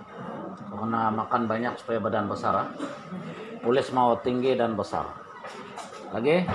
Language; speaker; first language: Malay; native; Malay